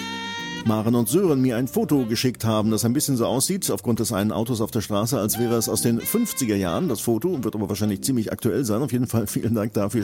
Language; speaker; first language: German; native; German